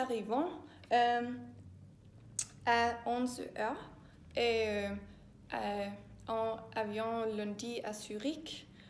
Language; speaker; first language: French; non-native, learner; Danish